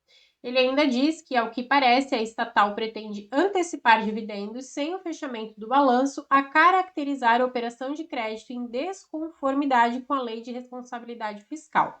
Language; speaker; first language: Portuguese; native; Portuguese